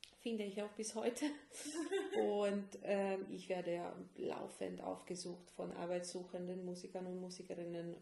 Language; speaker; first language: German; non-native, fluent; Hungarian